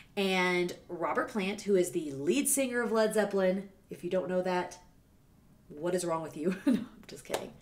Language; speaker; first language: English; native; English